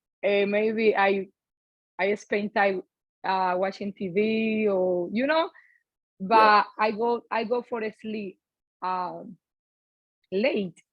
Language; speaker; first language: English; non-native, learner; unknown